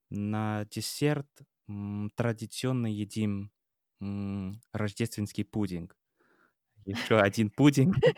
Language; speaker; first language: Russian; non-native, fluent; English